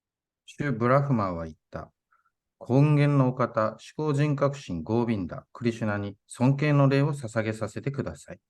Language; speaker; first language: Japanese; native; Japanese